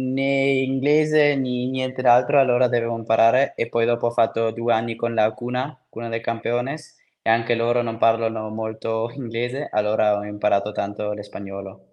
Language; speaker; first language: Italian; non-native, fluent; Swiss German